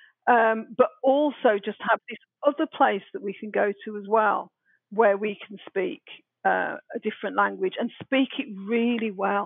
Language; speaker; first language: English; native; English